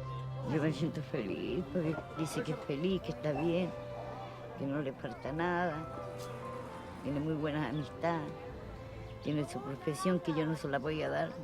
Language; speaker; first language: Spanish; native; Spanish